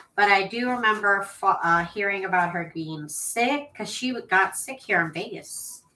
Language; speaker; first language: English; native; English